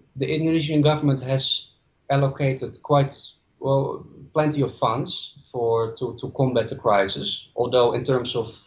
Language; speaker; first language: English; non-native, fluent; Dutch